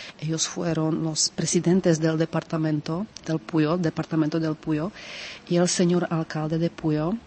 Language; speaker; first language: Spanish; non-native, fluent; Czech